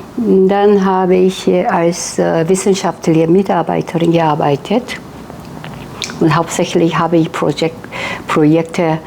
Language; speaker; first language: German; non-native, fluent; Korean